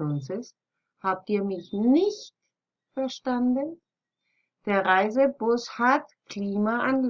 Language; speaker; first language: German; non-native, fluent; Spanish